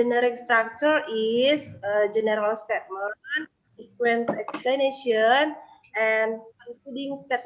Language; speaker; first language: English; non-native, learner; Indonesian